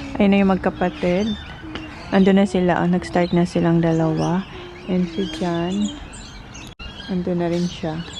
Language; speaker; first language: Filipino; non-native, local second language; Bikol